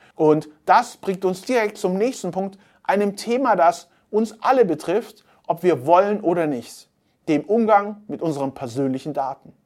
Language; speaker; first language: German; native; German